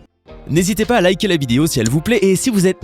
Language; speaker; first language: French; native; French